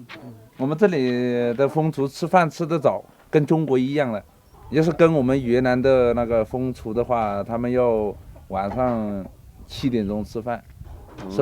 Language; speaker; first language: Chinese; early bilingual, heritage; Chinese